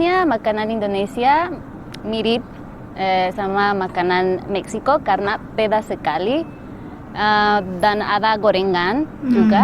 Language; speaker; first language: Indonesian; non-native, fluent; Spanish